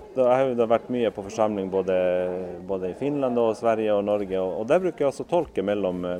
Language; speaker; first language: Norwegian; non-native, fluent; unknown